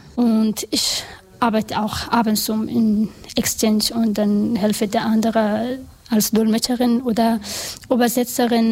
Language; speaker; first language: German; non-native, learner; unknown